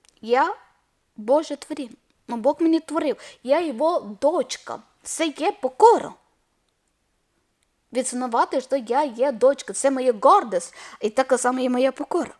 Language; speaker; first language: Ukrainian; non-native, learner; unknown